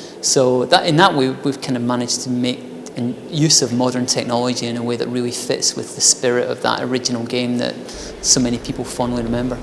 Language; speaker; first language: English; native; English